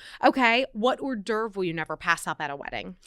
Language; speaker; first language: English; native; English